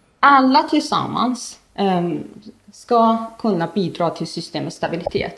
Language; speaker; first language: Swedish; non-native, fluent; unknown